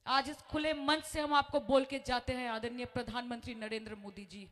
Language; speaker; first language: Hindi; non-native, local second language; Bangla